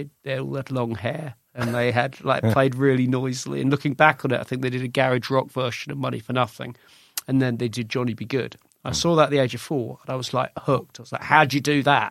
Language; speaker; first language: English; native; English